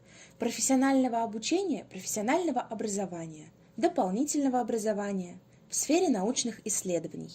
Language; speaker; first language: Russian; native; Russian